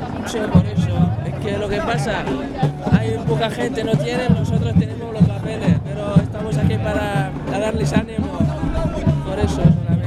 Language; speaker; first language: Spanish; non-native, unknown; Riffian